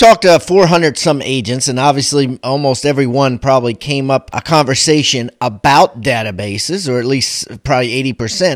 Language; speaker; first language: English; native; English